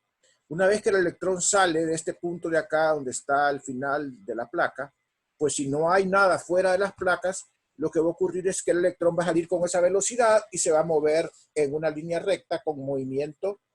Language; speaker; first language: Spanish; native; Spanish